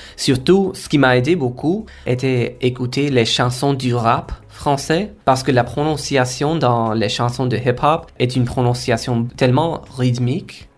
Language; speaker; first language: French; non-native, fluent; Kodava